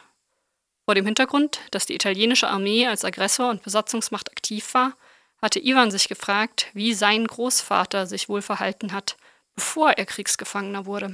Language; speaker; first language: German; native; German